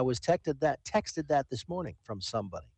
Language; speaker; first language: English; native; English